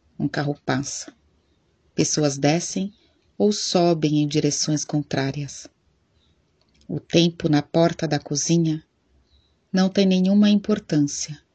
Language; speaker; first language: Portuguese; native; Portuguese